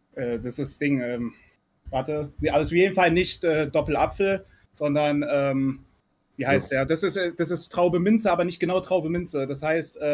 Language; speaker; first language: German; early bilingual, other home language; Turkish